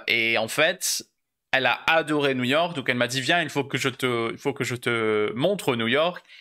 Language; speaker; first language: French; native; French